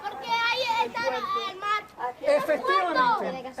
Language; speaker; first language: Spanish; non-native, learner; Arabic